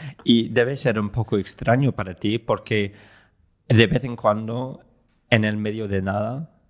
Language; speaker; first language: Spanish; non-native, fluent; English